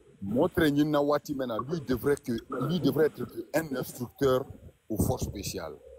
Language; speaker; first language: French; non-native, local second language; Mandingo